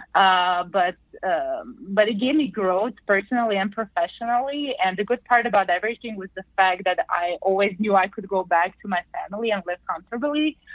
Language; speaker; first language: English; non-native, fluent; Croatian